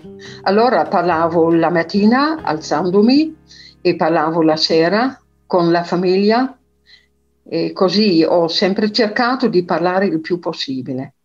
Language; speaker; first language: Italian; non-native, fluent; Dutch